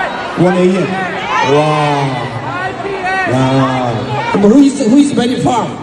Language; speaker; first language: English; non-native, learner; Korean